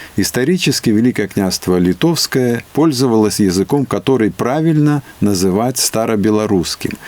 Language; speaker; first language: Russian; non-native, local second language; Belarusian